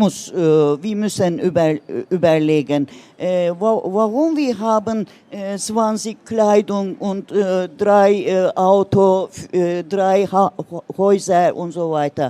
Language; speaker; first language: German; non-native, learner; Turkish